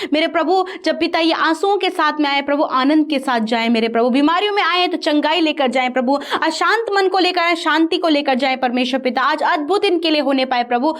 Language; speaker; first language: Hindi; native; Hindi